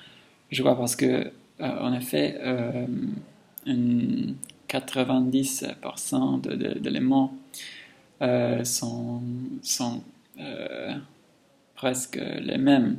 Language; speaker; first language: French; non-native, learner; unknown